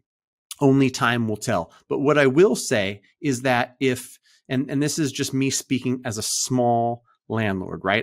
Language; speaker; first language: English; native; English